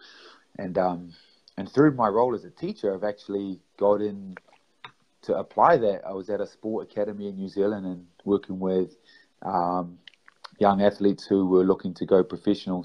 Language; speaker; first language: English; native; English